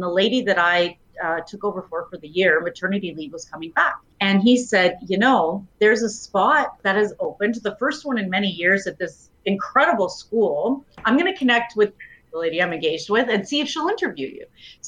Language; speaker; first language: English; native; English